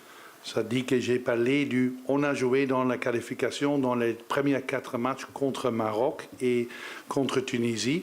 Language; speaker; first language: French; non-native, learner; Dutch